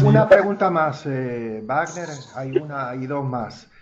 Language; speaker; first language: Spanish; native; Spanish